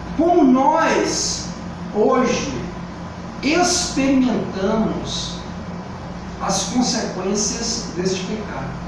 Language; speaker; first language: Portuguese; native; Portuguese